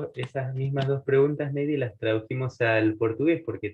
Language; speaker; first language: Spanish; native; Spanish